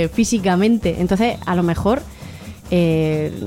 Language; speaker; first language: Spanish; native; Spanish